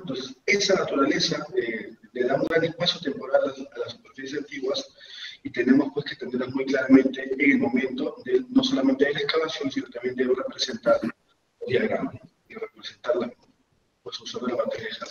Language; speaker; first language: Spanish; native; Spanish